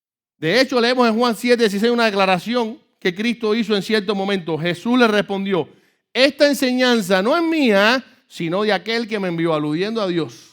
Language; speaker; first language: Spanish; native; Spanish